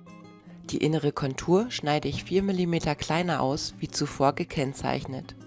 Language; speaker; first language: German; native; German